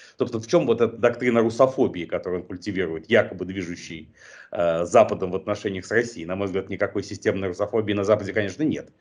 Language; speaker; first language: Russian; native; Russian